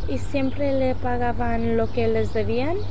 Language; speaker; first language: Spanish; early bilingual, heritage; Spanish